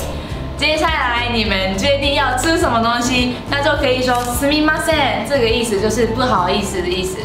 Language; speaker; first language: Chinese; non-native, fluent; Japanese